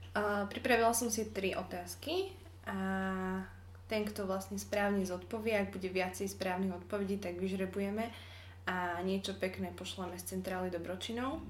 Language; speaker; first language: Slovak; native; Slovak